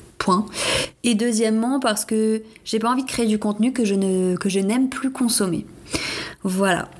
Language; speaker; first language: French; native; French